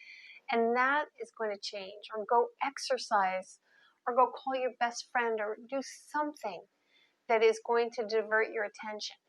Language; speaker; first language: English; native; English